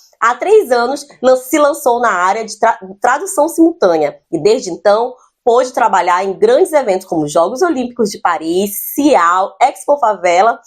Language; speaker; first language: Portuguese; native; Portuguese